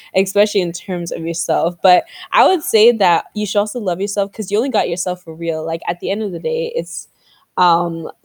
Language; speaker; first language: English; native; English